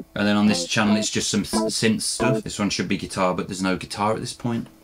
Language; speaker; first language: English; native; English